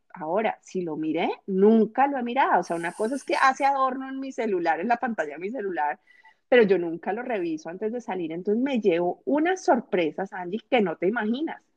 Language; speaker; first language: Spanish; native; Spanish